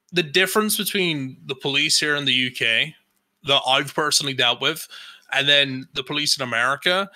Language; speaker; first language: English; native; English